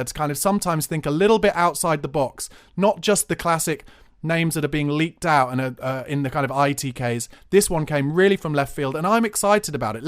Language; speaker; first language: English; native; English